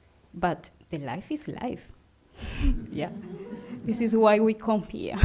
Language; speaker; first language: English; non-native, learner; Spanish